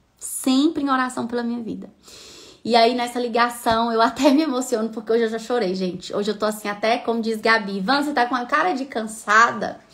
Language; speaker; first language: Portuguese; native; Portuguese